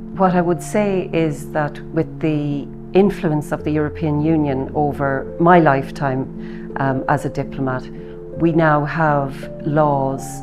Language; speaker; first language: English; native; English